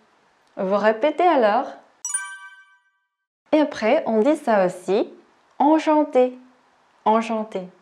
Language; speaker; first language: French; non-native, learner; Korean